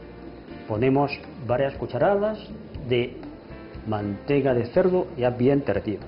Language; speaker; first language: Spanish; non-native, fluent; Chinese